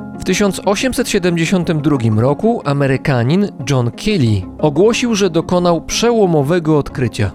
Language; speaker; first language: Polish; native; Polish